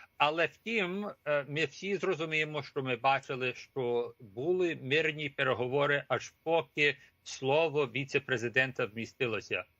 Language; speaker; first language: Ukrainian; early bilingual, heritage; Ukrainian